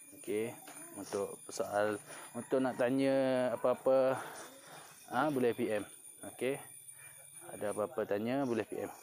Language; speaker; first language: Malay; non-native, local second language; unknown